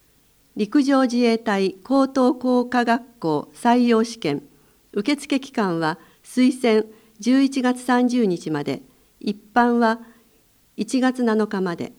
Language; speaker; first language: Japanese; native; Japanese